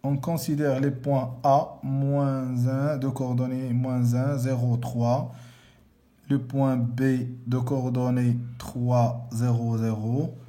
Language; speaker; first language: French; non-native, local second language; Arabic